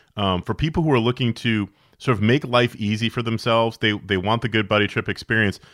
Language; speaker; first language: English; native; English